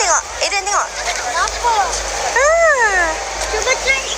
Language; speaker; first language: Indonesian; non-native, local second language; Malay